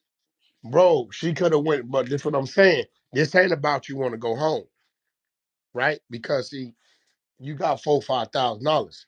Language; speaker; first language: English; native; English